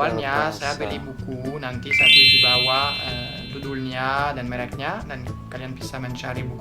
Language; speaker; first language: Indonesian; non-native, fluent; French